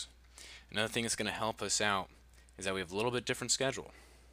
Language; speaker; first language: English; native; English